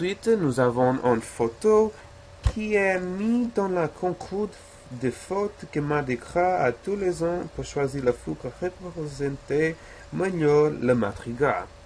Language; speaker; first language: French; non-native, learner; English